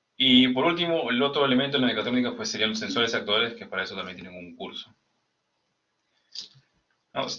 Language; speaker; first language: Spanish; native; Spanish